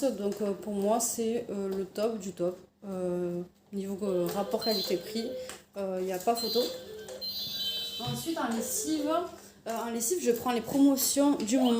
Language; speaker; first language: French; native; French